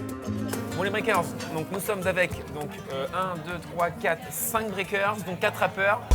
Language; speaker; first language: French; native; French